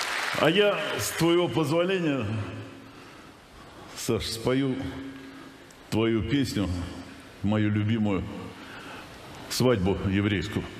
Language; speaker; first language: Russian; native; Russian